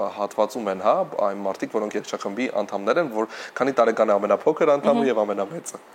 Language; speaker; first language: Armenian; native; Armenian